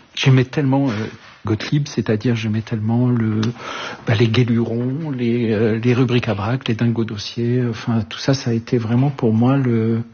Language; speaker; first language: French; early bilingual, other home language; Arabic